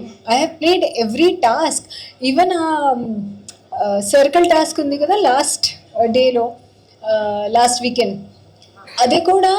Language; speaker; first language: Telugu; non-native, learner; Hindi